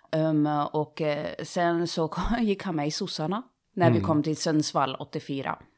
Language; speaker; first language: Swedish; native; Swedish